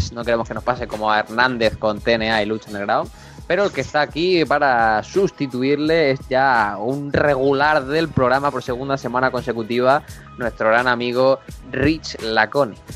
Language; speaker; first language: Spanish; native; Spanish